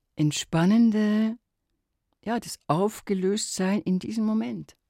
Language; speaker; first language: German; native; German